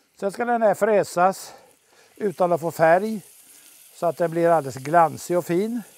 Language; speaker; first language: Swedish; native; Swedish